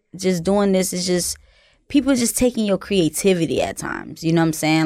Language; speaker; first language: English; early bilingual, other home language; Haitian Creole